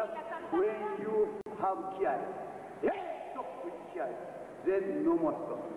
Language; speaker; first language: English; non-native, learner; Japanese